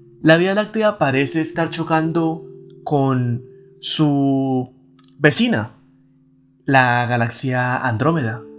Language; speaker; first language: Spanish; native; Spanish